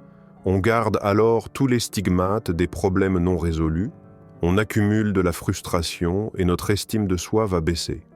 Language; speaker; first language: French; native; French